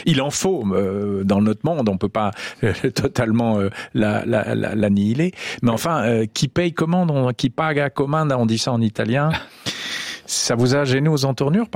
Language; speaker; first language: French; native; French